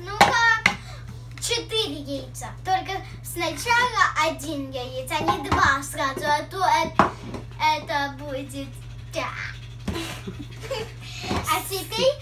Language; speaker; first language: Russian; early bilingual, heritage; Russian